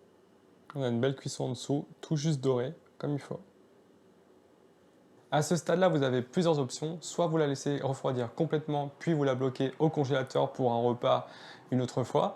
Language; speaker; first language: French; native; French